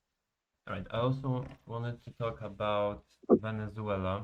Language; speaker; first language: English; non-native, fluent; Polish